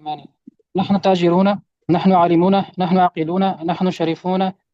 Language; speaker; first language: Arabic; non-native, learner; Urdu